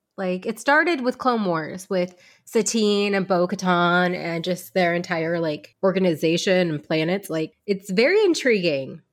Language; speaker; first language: English; early bilingual, other home language; Hindi